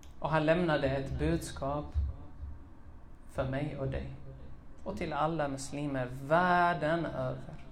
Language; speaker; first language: Swedish; early bilingual, other home language; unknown